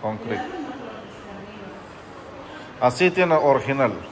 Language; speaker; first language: Spanish; non-native, learner; Malayalam